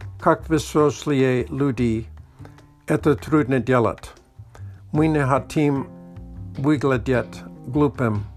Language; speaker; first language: Russian; non-native, learner; English